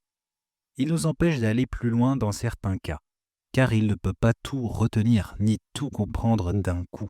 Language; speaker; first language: French; native; French